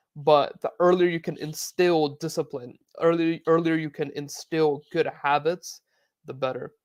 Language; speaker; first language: English; native; English